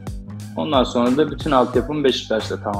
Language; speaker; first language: Turkish; native; Turkish